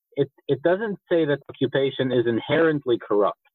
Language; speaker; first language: English; native; English